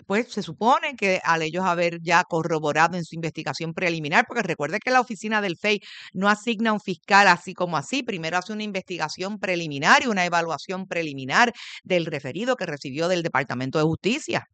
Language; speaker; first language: Spanish; native; Spanish